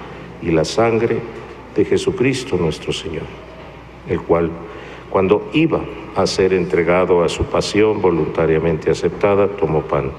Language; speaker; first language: Spanish; native; Spanish